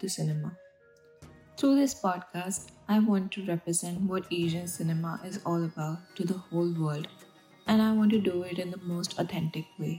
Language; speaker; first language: English; non-native, local second language; Hindi